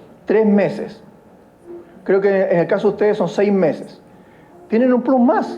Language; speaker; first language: Spanish; native; Spanish